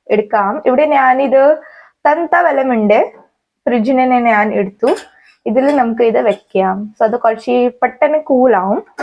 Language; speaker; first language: Malayalam; native; Malayalam